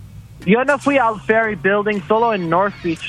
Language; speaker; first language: Spanish; early bilingual, heritage; English